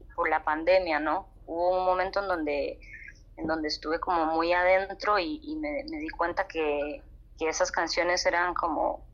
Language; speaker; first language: Spanish; native; Spanish